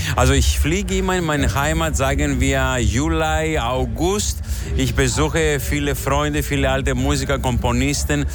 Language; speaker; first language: German; non-native, fluent; Greek